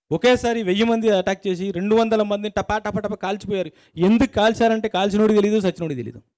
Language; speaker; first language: Telugu; native; Telugu